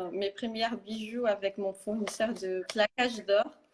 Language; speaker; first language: French; non-native, fluent; Portuguese